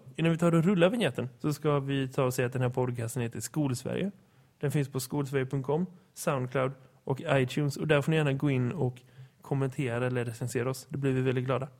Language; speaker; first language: Swedish; native; Swedish